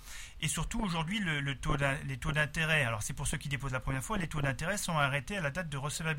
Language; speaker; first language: French; native; French